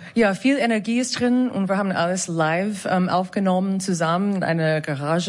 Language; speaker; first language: German; non-native, fluent; English